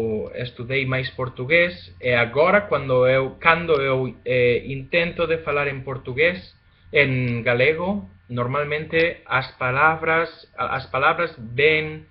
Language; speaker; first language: Portuguese; non-native, fluent; Spanish